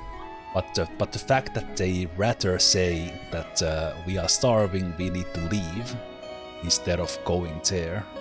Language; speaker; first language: English; non-native, fluent; Finnish